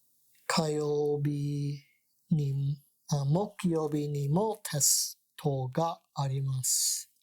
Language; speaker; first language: Japanese; non-native, learner; English